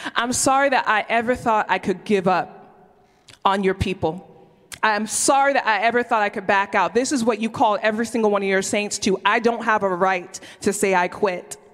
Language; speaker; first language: English; early bilingual, other home language; Yoruba